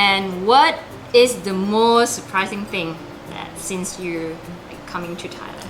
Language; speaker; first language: English; non-native, fluent; Japanese